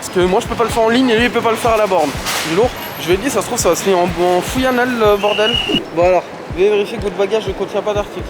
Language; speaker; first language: French; native; French